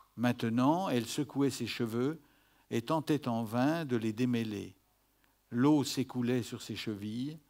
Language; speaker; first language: French; native; French